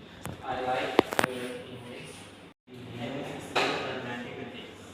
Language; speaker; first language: English; non-native, learner; Indonesian